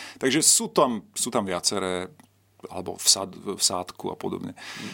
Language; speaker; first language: Slovak; native; Slovak